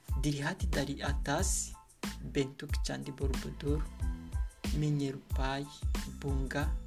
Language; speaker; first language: Indonesian; non-native, learner; Kinyarwanda